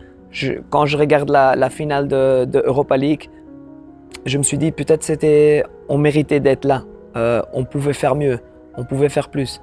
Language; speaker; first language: French; non-native, local second language; Dutch